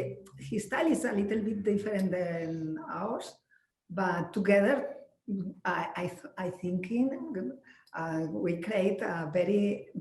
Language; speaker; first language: English; non-native, learner; Spanish